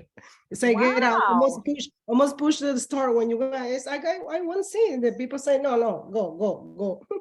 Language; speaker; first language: English; non-native, learner; Spanish